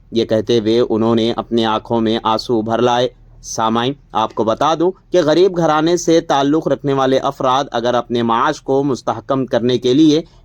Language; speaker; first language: Urdu; native; Urdu